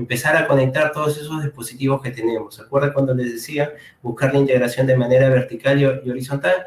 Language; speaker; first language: Spanish; native; Spanish